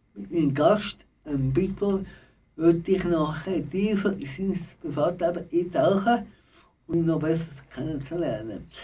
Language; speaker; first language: German; native; German